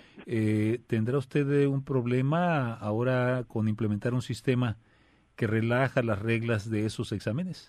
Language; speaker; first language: Spanish; native; Spanish